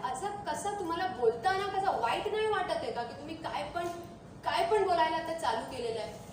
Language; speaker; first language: Marathi; non-native, local second language; Urdu